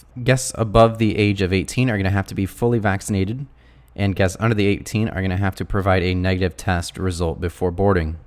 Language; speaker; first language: English; native; English